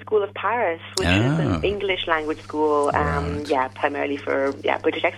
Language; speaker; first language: English; non-native, local second language; French